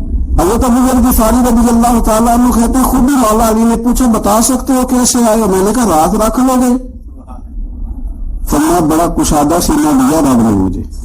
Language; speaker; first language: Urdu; non-native, local second language; Punjabi